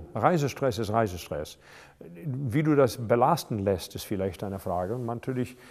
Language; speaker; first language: German; non-native, fluent; English